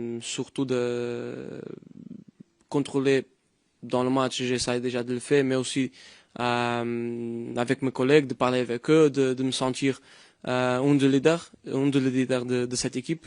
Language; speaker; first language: French; non-native, fluent; Portuguese